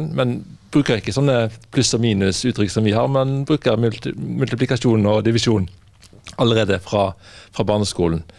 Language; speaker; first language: Norwegian; non-native, fluent; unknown